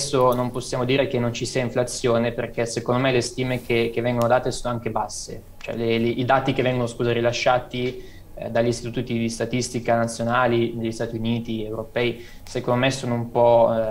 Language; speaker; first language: Italian; native; Italian